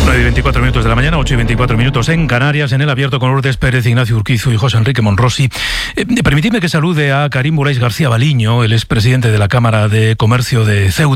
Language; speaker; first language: Spanish; native; Spanish